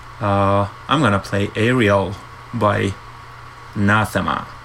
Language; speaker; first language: English; non-native, fluent; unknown